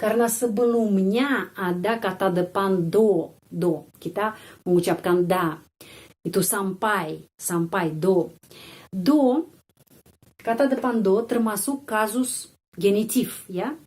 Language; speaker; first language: Indonesian; non-native, fluent; Russian